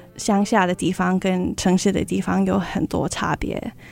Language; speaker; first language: Chinese; early bilingual, heritage; Chinese